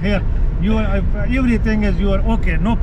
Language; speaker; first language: English; non-native, learner; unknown